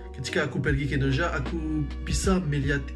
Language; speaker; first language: Indonesian; non-native, learner; French